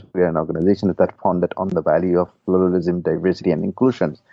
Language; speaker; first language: English; non-native, fluent; Burmese